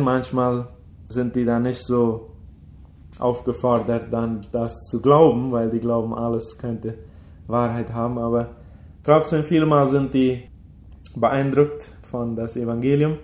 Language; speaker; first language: German; early bilingual, heritage; German